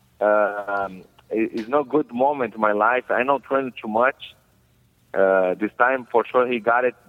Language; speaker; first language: English; non-native, learner; Portuguese